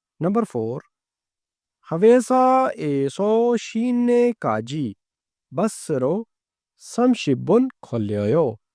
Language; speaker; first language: Korean; non-native, fluent; Urdu